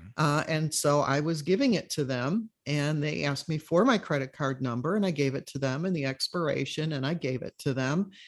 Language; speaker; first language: English; native; English